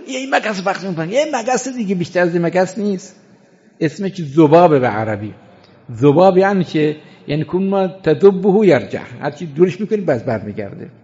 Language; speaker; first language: Persian; non-native, fluent; Arabic